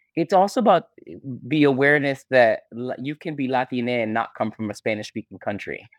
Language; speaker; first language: English; native; English